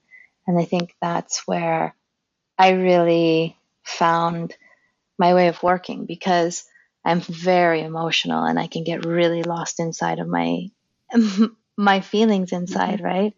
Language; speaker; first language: English; native; English